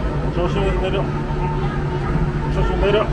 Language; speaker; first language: Korean; native; Korean